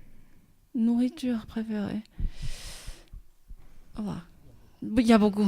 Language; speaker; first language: French; non-native, fluent; Chinese